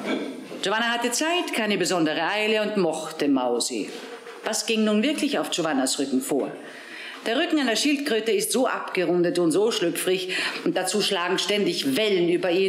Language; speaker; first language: German; native; German